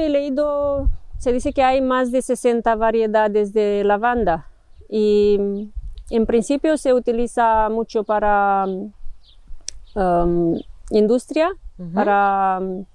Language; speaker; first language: Spanish; non-native, fluent; Romanian